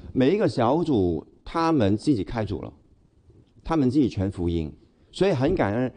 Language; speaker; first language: Chinese; non-native, local second language; Cantonese